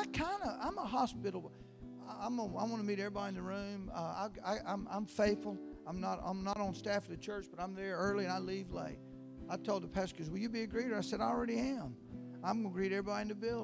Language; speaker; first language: English; native; English